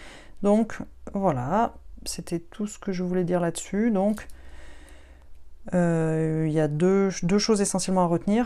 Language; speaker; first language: French; native; French